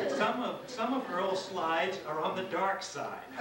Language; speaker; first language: English; native; English